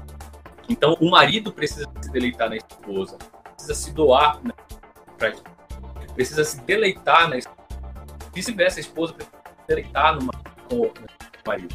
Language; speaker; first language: Portuguese; native; Portuguese